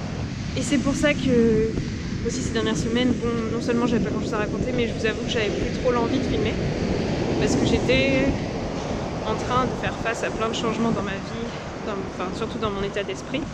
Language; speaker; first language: French; native; French